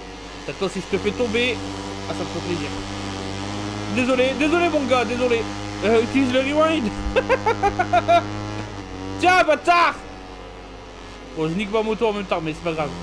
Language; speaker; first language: French; native; French